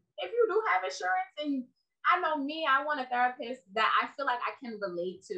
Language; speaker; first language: English; native; English